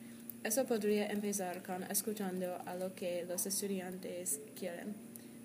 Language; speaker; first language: Spanish; non-native, learner; English